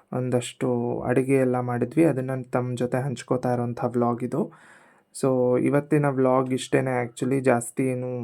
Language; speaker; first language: Kannada; non-native, local second language; Konkani